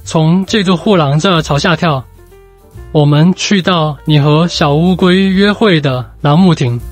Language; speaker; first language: Chinese; native; Chinese